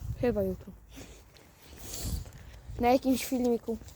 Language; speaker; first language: Polish; native; Polish